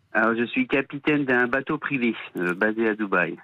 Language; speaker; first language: French; native; French